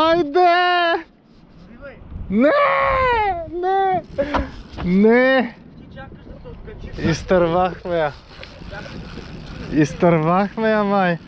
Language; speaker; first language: Bulgarian; native; Bulgarian